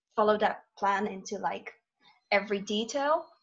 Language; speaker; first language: English; non-native, fluent; Dutch